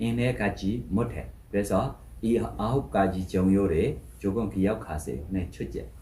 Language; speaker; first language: Korean; non-native, learner; Burmese